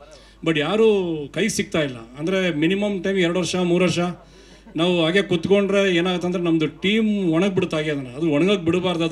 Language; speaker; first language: Kannada; native; Kannada